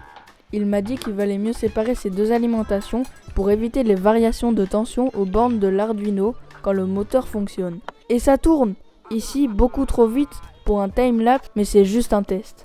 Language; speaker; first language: French; native; French